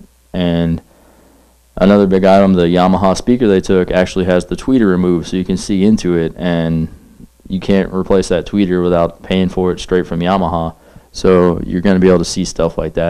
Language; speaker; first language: English; native; English